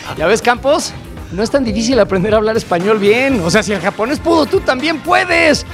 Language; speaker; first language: Spanish; native; Spanish